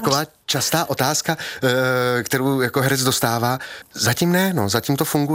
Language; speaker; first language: Czech; native; Czech